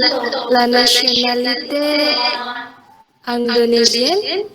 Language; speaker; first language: French; non-native, learner; Indonesian